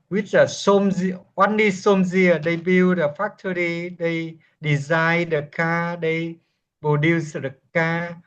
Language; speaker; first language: English; non-native, learner; Vietnamese